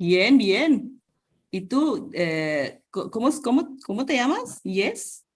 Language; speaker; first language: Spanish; non-native, fluent; Indonesian